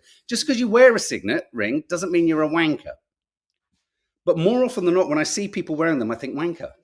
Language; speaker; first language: English; native; English